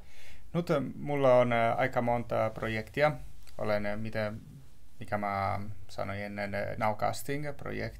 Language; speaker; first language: Finnish; non-native, learner; Italian